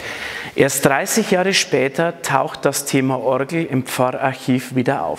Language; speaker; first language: German; native; German